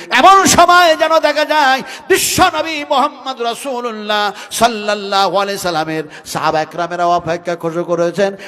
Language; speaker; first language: Bangla; non-native, local second language; Hindi